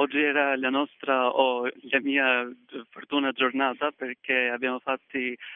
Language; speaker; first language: Italian; non-native, learner; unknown